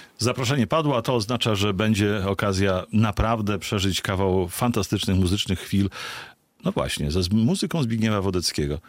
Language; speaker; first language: Polish; native; Polish